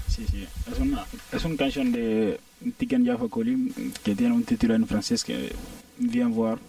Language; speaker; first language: Spanish; non-native, learner; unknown